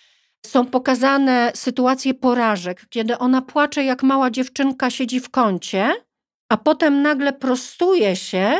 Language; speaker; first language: Polish; native; Polish